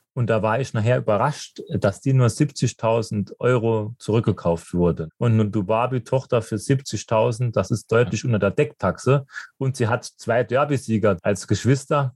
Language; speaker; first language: German; native; German